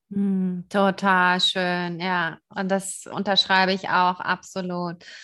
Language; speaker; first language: German; native; German